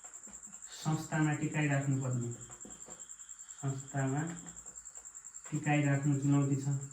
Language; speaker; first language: Nepali; native; Nepali